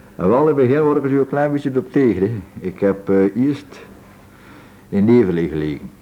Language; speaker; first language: Dutch; native; Dutch